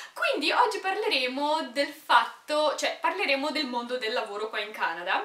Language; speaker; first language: Italian; non-native, local second language; Romanian